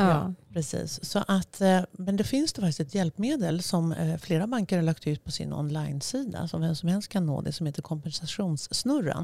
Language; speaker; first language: Swedish; native; Swedish